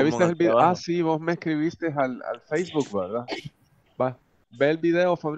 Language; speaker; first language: Spanish; native; Spanish